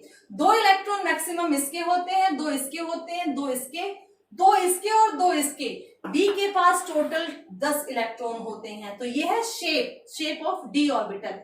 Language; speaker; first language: Hindi; native; Hindi